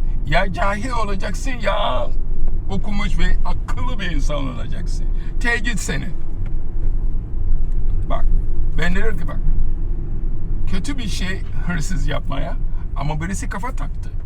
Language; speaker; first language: Turkish; non-native, fluent; Yoruba